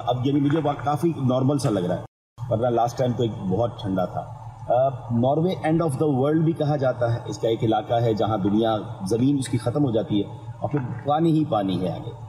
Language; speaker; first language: Urdu; native; Urdu